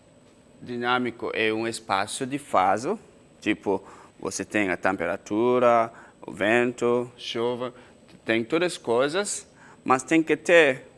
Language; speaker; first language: Portuguese; non-native, fluent; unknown